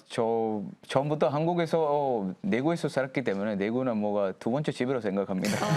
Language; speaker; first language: Korean; non-native, fluent; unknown